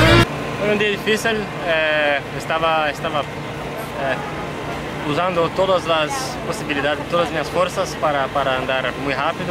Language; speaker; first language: Spanish; non-native, fluent; Portuguese